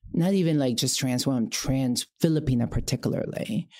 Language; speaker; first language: English; non-native, local second language; Filipino